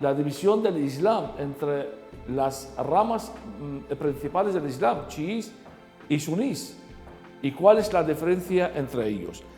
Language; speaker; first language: Spanish; non-native, fluent; Arabic